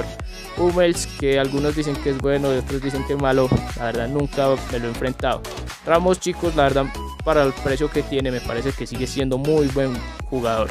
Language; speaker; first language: Spanish; native; Spanish